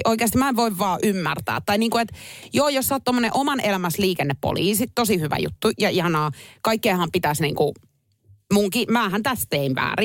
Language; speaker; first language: Finnish; native; Finnish